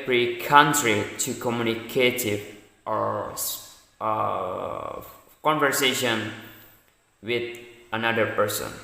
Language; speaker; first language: English; non-native, learner; Indonesian